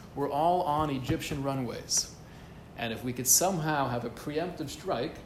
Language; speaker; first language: English; native; English